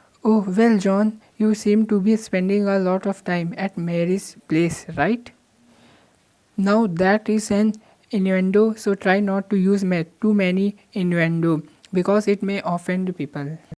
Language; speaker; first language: English; non-native, local second language; Hindi